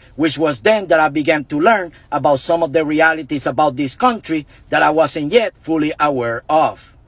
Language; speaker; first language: English; non-native, fluent; Spanish